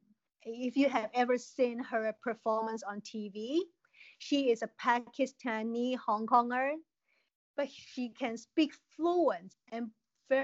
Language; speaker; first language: English; non-native, local second language; Cantonese